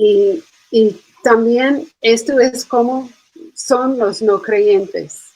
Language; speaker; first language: Spanish; non-native, fluent; English